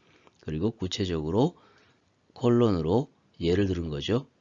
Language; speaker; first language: Korean; native; Korean